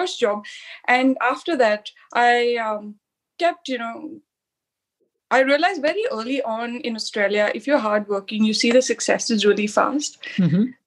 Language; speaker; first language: English; non-native, local second language; Hindi